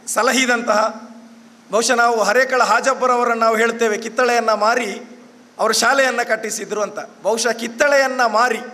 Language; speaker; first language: Kannada; non-native, local second language; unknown